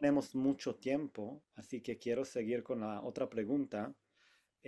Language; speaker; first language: Spanish; non-native, fluent; Hebrew